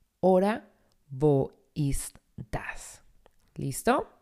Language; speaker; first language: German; non-native, fluent; Spanish